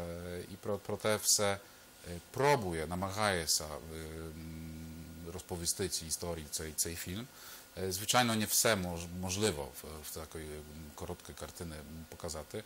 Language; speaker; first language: Ukrainian; non-native, fluent; Polish